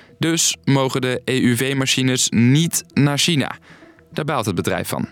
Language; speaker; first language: Dutch; native; Dutch